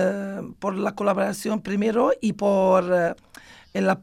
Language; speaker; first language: Spanish; non-native, fluent; Arabic